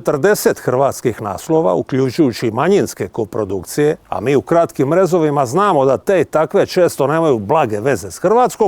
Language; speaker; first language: Bosnian; native; Bosnian